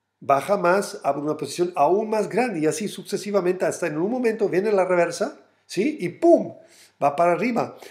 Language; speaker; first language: Spanish; non-native, fluent; German